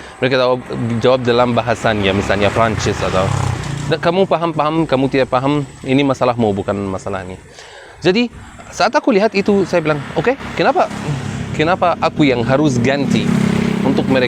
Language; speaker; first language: Indonesian; non-native, fluent; Arabic